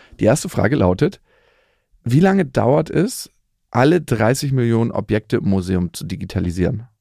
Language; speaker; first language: German; native; German